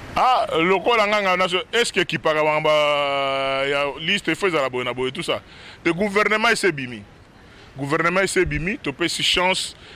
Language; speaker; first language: Lingala; non-native, local second language; Luba-Lulua